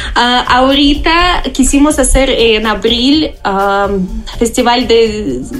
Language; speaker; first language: Spanish; non-native, learner; Russian